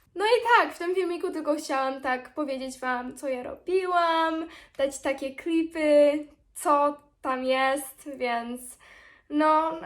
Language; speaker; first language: Polish; early bilingual, heritage; Polish